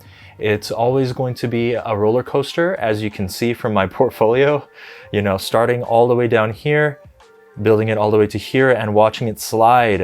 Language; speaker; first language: English; native; English